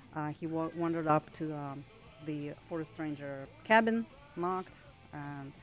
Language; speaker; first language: English; non-native, fluent; Russian